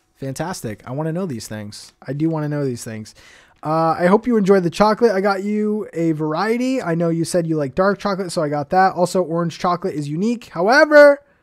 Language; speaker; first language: English; native; English